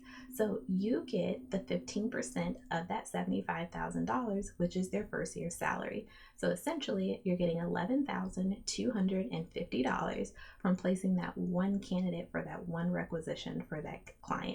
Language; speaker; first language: English; native; English